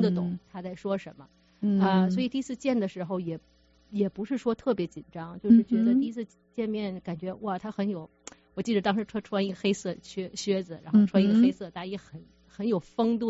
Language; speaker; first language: Chinese; native; Chinese